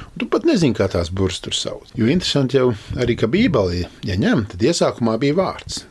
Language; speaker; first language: Latvian; native; Latvian